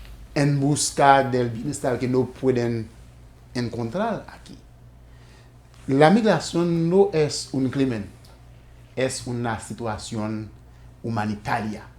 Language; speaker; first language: Spanish; non-native, fluent; Haitian Creole